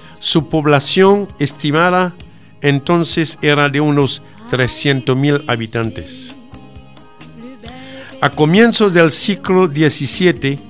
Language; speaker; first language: Spanish; non-native, fluent; Haitian Creole